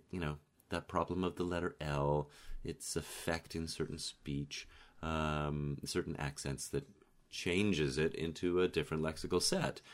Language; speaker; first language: English; native; English